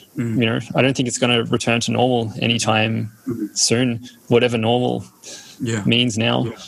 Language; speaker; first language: English; native; English